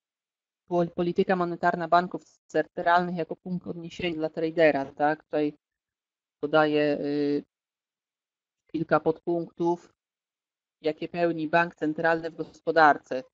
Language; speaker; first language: Polish; native; Polish